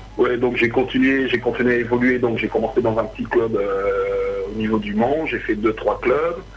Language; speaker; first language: French; early bilingual, other home language; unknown